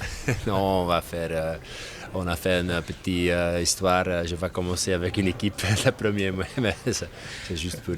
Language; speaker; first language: French; non-native, learner; Dutch